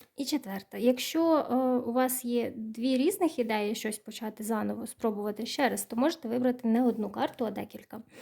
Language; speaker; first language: Ukrainian; non-native, local second language; Russian